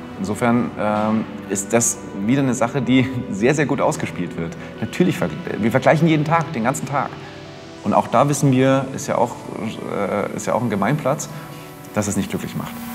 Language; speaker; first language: German; native; German